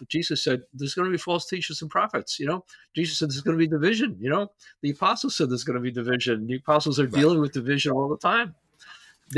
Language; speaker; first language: English; native; English